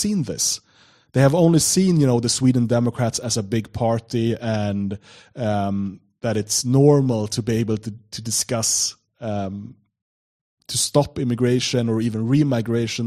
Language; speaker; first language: English; non-native, fluent; Swedish